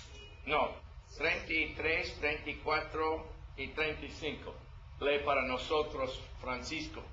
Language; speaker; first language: Spanish; non-native, learner; English